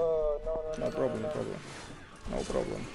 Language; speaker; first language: English; non-native, learner; Russian